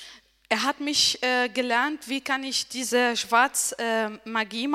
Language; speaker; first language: German; non-native, learner; Arabic